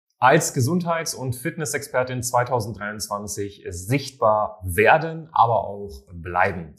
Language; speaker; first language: German; native; German